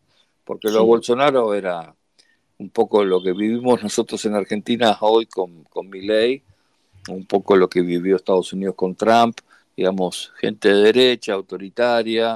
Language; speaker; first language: Spanish; native; Spanish